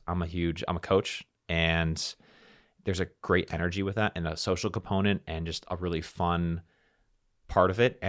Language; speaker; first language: English; native; English